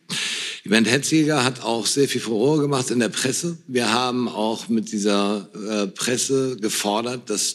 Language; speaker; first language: German; native; German